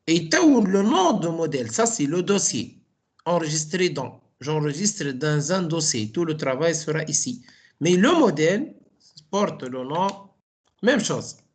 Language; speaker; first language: French; non-native, local second language; Arabic